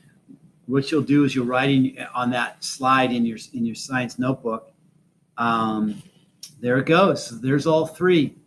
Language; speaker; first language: English; native; English